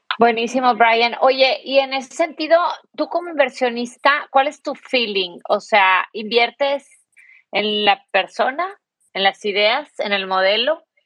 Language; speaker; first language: Spanish; native; Spanish